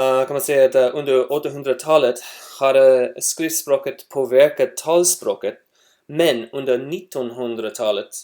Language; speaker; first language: Swedish; non-native, learner; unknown